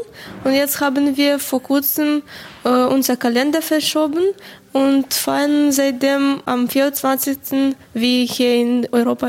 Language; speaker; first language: German; non-native, fluent; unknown